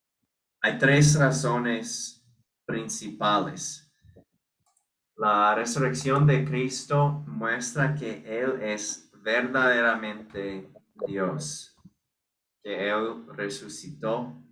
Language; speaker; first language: Spanish; non-native, fluent; English